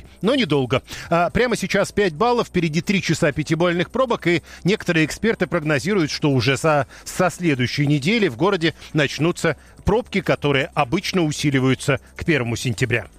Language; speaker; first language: Russian; native; Russian